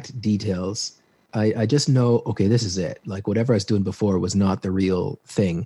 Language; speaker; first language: English; native; English